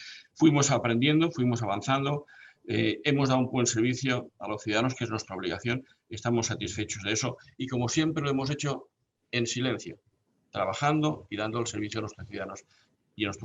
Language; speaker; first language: Spanish; native; Spanish